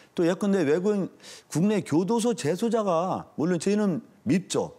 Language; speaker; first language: Korean; native; Korean